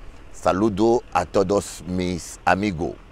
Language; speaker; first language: Spanish; non-native, learner; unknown